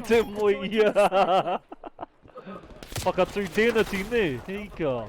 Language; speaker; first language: Māori; non-native, local second language; English